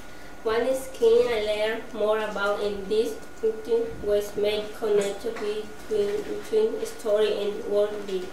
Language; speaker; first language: English; non-native, learner; Spanish